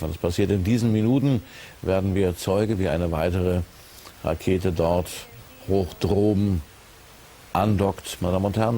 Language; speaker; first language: German; native; German